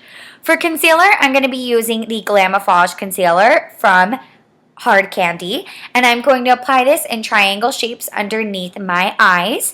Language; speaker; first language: English; native; English